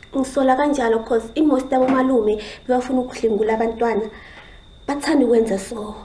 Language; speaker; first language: Zulu; native; Zulu